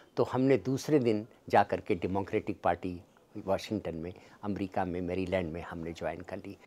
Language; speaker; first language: Urdu; native; Urdu